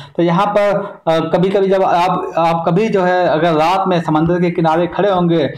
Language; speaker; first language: Hindi; native; Hindi